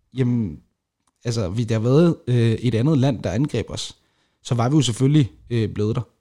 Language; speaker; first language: Danish; early bilingual, other home language; Kurdish